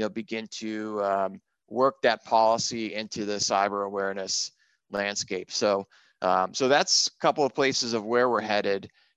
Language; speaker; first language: English; native; English